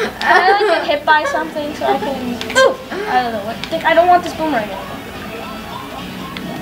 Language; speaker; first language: English; native; English